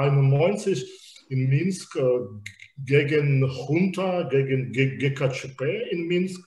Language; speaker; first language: German; non-native, fluent; Belarusian